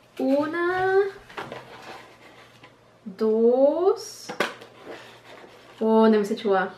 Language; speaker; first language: Korean; non-native, learner; Spanish